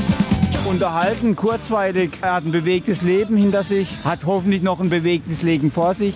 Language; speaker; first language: German; native; German